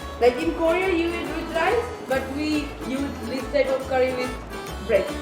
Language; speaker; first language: English; non-native, local second language; Bangla